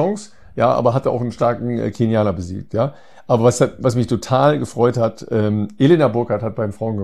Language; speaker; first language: German; native; German